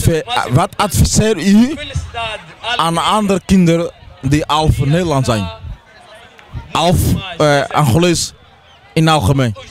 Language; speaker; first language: Dutch; non-native, fluent; Portuguese